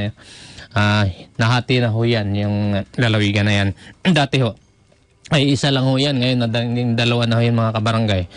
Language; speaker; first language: Filipino; native; Filipino